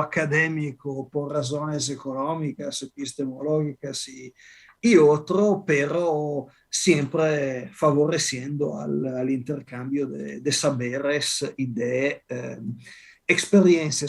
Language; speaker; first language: Spanish; non-native, fluent; Italian